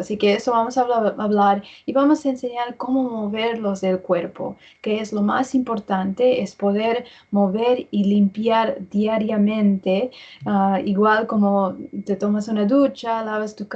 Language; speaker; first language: Spanish; early bilingual, heritage; English